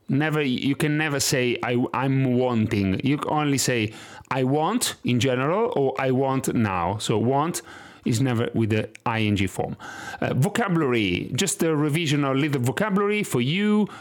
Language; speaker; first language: English; non-native, fluent; Italian